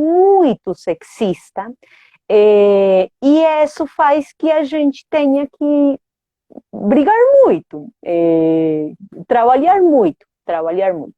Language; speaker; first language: Portuguese; non-native, fluent; Spanish